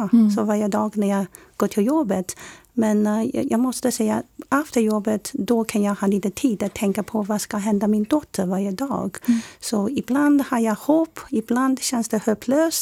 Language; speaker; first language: Swedish; non-native, fluent; Chinese